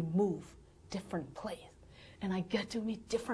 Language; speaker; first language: English; non-native, learner; Burmese